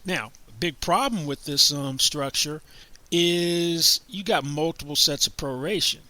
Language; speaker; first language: English; native; English